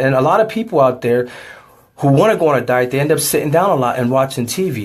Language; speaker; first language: English; native; English